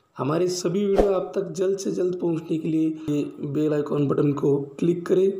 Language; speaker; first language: Hindi; non-native, local second language; Marathi